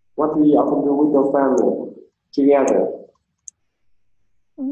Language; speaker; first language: English; non-native, learner; Vietnamese